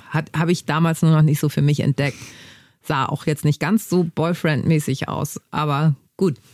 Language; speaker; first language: German; early bilingual, other home language; Greek